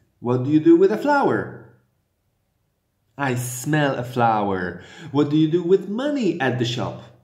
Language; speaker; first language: English; non-native, fluent; Polish